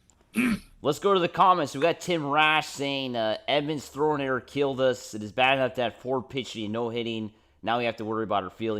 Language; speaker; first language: English; native; English